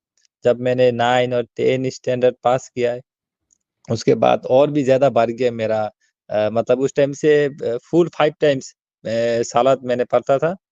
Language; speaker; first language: Hindi; non-native, learner; Bangla